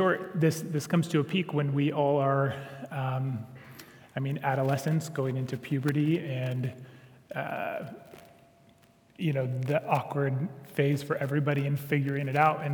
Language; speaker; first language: English; native; English